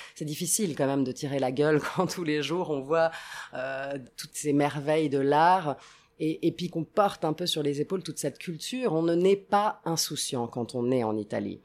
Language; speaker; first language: French; non-native, fluent; Italian